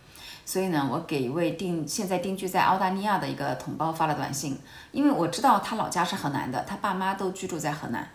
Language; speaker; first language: Chinese; native; Chinese